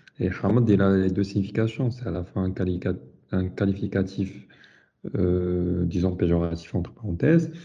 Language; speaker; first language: French; non-native, local second language; Arabic